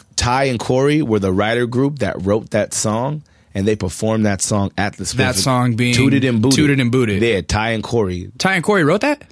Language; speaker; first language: English; native; English